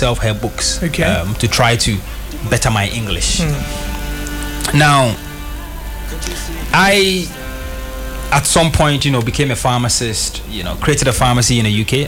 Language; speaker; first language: English; non-native, local second language; Akan